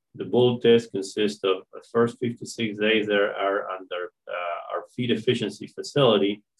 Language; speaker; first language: English; non-native, fluent; Spanish